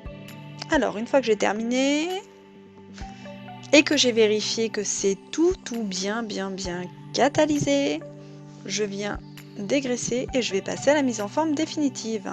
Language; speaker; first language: French; native; French